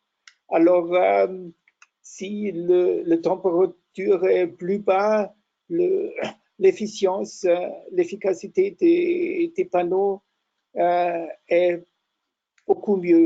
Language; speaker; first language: French; non-native, fluent; German